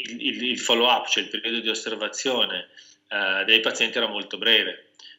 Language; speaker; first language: Italian; native; Italian